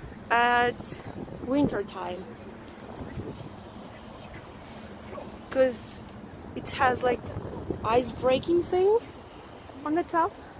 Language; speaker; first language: English; non-native, fluent; Russian